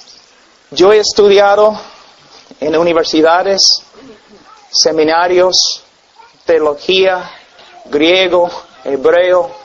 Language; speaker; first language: Spanish; non-native, fluent; English